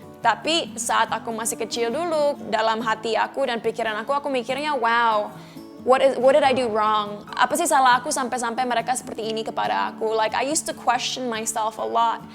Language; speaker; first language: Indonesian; early bilingual, other home language; English